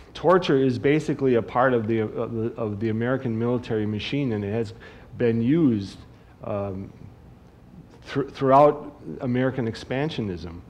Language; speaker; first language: English; native; English